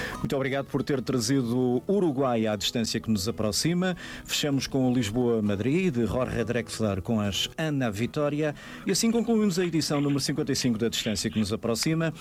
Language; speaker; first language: Portuguese; native; Portuguese